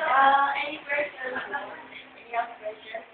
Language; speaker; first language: English; non-native, learner; Indonesian